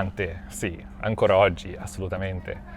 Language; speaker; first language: Italian; non-native, fluent; English